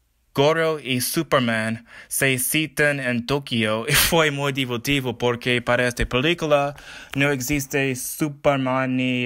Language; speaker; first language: Spanish; non-native, learner; English